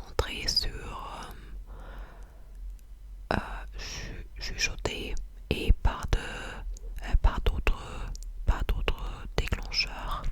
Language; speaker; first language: French; non-native, learner; English